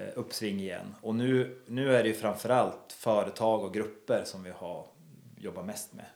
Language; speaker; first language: Swedish; native; Swedish